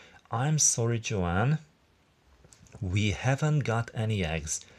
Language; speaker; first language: English; non-native, fluent; Hungarian